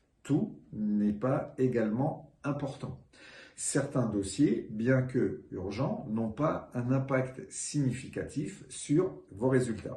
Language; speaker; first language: French; native; French